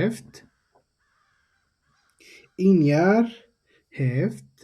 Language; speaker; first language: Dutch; non-native, fluent; Tigrinya